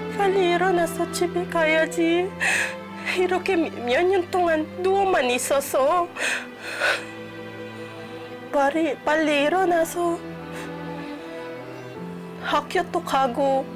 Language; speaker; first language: Korean; non-native, learner; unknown